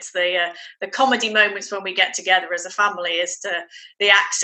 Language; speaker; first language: English; native; English